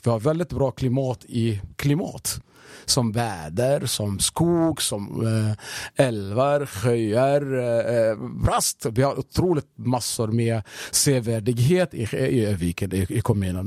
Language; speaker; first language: Swedish; non-native, fluent; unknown